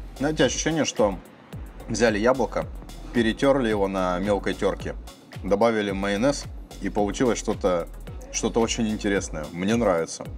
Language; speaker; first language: Russian; native; Russian